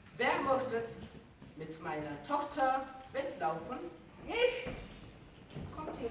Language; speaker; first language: German; non-native, learner; Mongolian